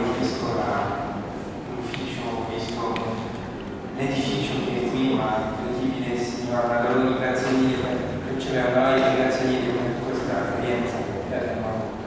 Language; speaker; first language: Italian; non-native, learner; French